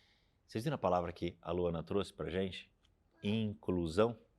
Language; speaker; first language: Portuguese; native; Portuguese